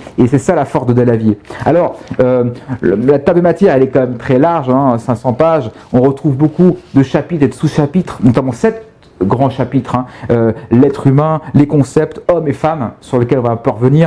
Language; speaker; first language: French; native; French